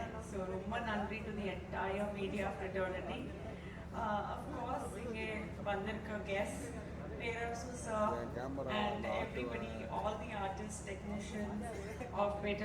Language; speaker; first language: Tamil; non-native, fluent; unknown